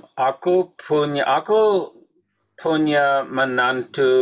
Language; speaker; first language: Indonesian; non-native, learner; English